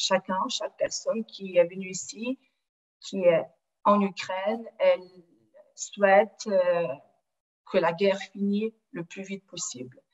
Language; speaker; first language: French; non-native, fluent; Ukrainian